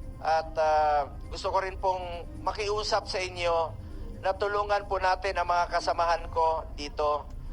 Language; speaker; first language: Filipino; non-native, local second language; Cebuano